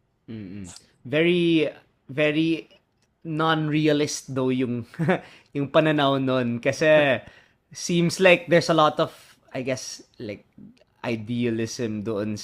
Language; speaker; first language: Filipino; native; Filipino